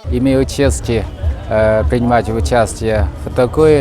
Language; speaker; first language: Russian; non-native, fluent; Chinese